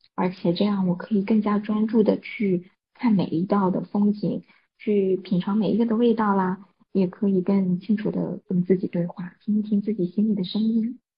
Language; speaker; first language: Chinese; native; Chinese